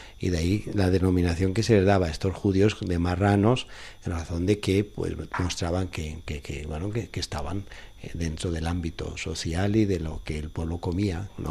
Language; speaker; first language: Spanish; native; Spanish